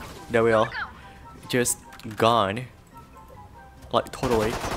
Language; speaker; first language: English; non-native, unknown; Indonesian